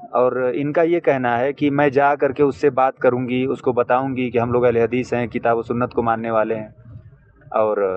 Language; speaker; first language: Hindi; native; Hindi